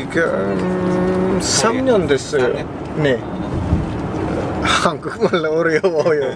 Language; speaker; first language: Korean; non-native, learner; Indonesian